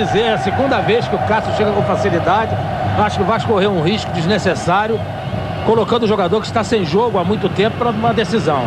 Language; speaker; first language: Portuguese; native; Portuguese